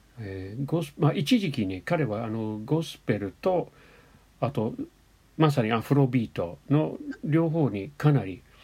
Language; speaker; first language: Japanese; non-native, fluent; English